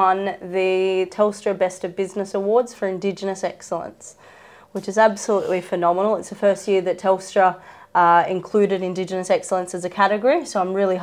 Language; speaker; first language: English; native; English